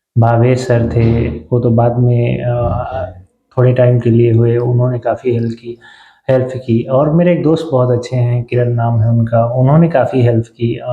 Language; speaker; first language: Hindi; native; Hindi